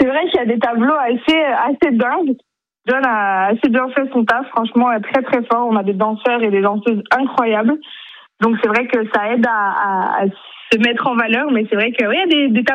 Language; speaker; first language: French; native; French